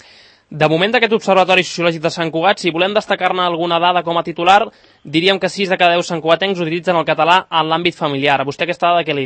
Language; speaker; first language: Catalan; native; Catalan